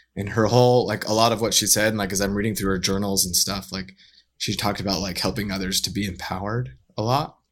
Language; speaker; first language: English; native; English